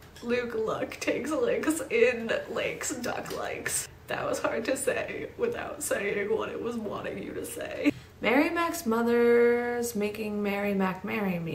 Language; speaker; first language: English; native; English